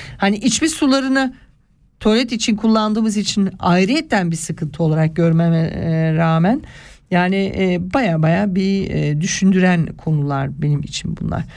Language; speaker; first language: Turkish; early bilingual, heritage; Turkish